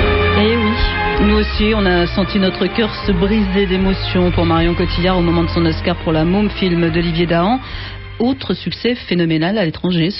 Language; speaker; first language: French; native; French